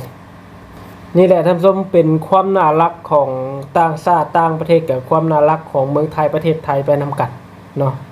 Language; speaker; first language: Thai; non-native, local second language; Lao